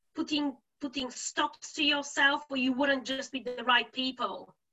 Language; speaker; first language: English; non-native, fluent; Bulgarian